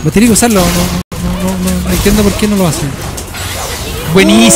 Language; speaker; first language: Spanish; native; Spanish